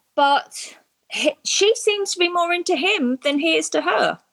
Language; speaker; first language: English; native; English